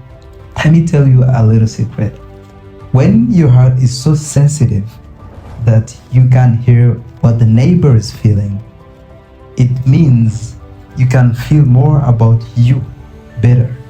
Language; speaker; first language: English; non-native, local second language; Kinyarwanda